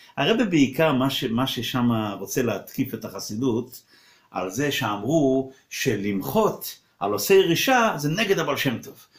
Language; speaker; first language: Hebrew; non-native, local second language; Yiddish